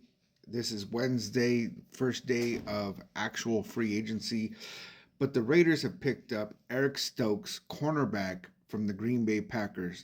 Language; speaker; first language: English; native; English